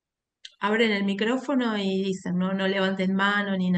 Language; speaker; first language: Spanish; native; Spanish